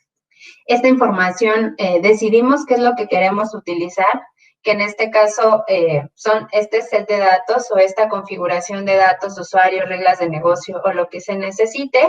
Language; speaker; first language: Spanish; native; Spanish